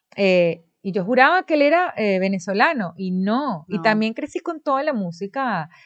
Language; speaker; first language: Spanish; native; Spanish